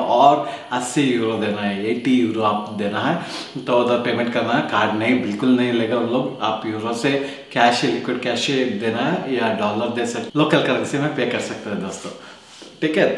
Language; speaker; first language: Hindi; non-native, local second language; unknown